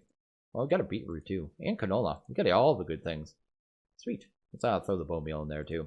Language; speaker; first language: English; native; English